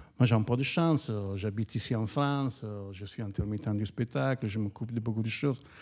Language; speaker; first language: French; non-native, fluent; Italian